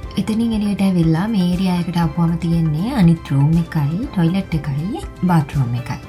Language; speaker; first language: Sinhala; native; Sinhala